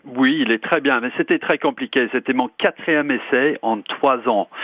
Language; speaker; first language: French; non-native, fluent; English